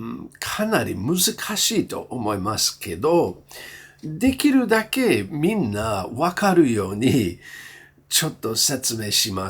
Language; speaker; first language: Japanese; non-native, learner; English